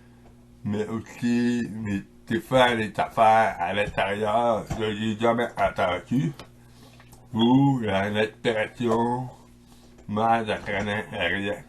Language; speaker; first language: French; non-native, local second language; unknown